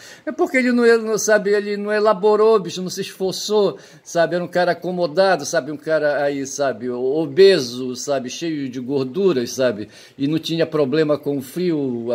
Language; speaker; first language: Portuguese; native; Portuguese